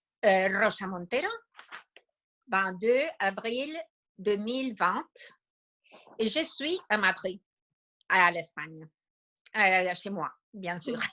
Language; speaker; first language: French; non-native, fluent; Spanish